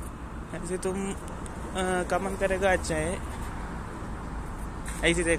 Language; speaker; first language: Hindi; non-native, learner; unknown